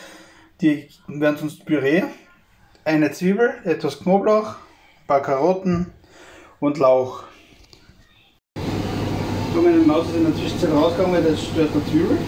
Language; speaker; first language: German; native; German